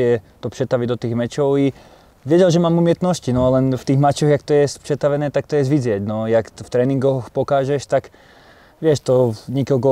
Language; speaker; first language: Polish; non-native, learner; Slovak